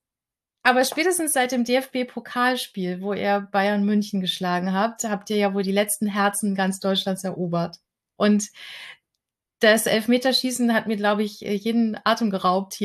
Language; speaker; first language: German; native; German